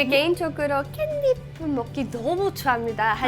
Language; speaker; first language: Korean; non-native, fluent; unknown